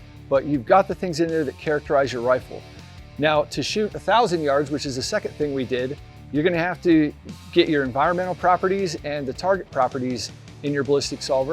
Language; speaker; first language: English; native; English